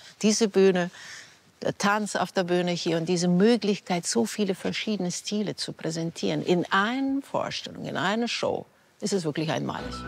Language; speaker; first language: German; non-native, fluent; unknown